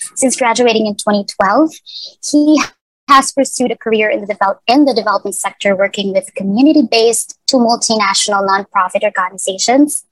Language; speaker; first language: English; non-native, local second language; Cebuano